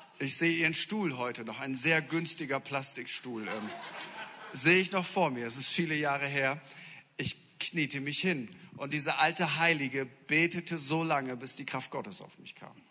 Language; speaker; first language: German; native; German